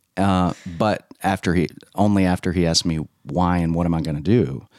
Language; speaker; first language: English; native; English